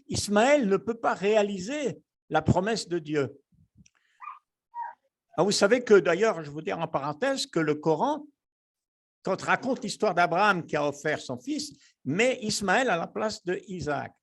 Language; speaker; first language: French; native; French